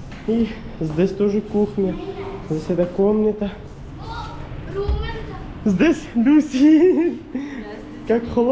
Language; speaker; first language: Russian; non-native, learner; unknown